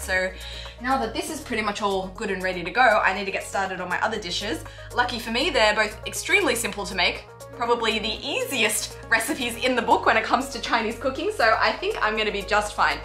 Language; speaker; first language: English; native; English